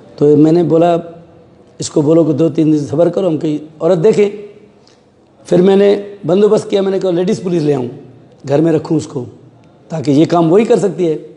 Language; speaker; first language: Urdu; non-native, local second language; Sindhi